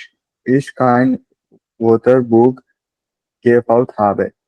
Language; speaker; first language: German; non-native, learner; Hindi